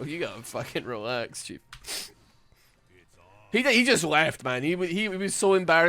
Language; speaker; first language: English; native; English